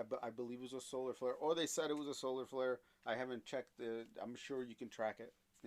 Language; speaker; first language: English; native; English